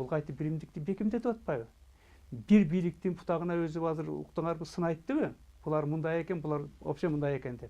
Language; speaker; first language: Kyrgyz; native; Kyrgyz